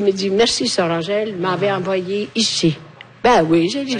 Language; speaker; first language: French; non-native, fluent; Italian